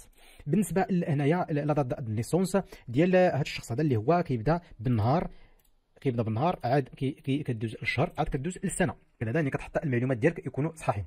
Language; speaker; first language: Arabic; native; Arabic